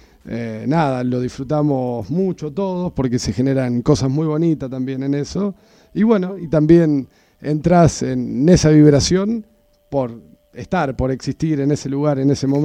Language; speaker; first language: Spanish; native; Spanish